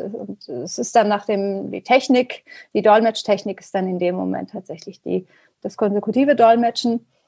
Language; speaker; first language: German; early bilingual, other home language; Persian